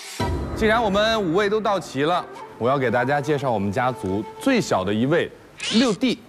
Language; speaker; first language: Chinese; native; Chinese